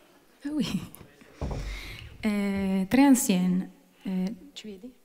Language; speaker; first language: French; non-native, learner; Italian